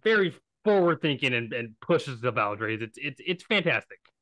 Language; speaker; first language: English; native; English